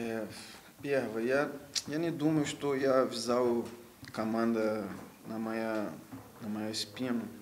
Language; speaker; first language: Russian; non-native, learner; Portuguese